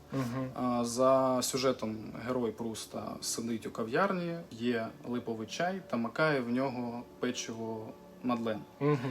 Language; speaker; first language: Ukrainian; non-native, local second language; Russian